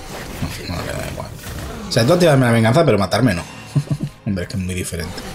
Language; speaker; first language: Spanish; native; Spanish